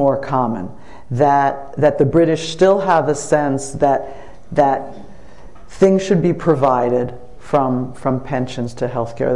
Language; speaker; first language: English; native; English